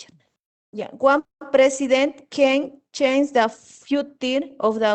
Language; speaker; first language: English; non-native, learner; Spanish